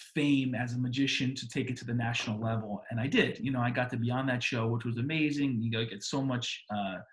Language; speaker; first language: English; native; English